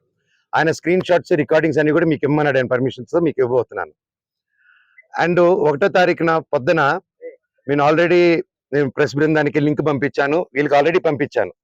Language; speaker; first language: Telugu; native; Telugu